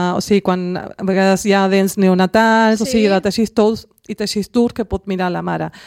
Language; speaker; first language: Catalan; non-native, local second language; Spanish